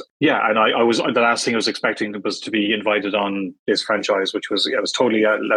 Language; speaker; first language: English; native; English